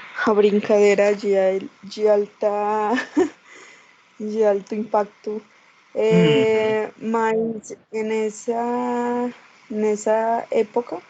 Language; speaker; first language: Portuguese; non-native, learner; Spanish